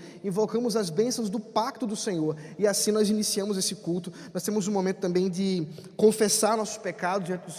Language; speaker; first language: Portuguese; native; Portuguese